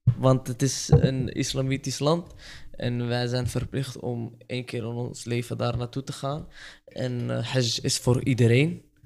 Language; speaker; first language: Dutch; early bilingual, other home language; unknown